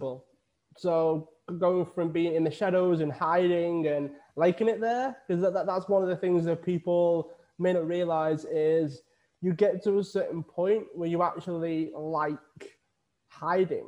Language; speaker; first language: English; native; English